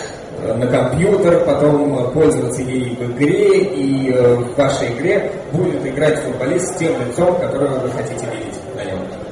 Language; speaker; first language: Russian; native; Russian